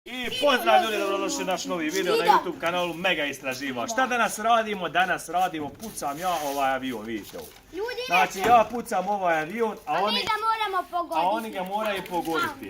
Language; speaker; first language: Bosnian; native; Bosnian